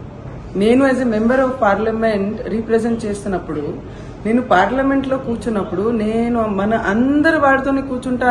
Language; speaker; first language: Telugu; non-native, learner; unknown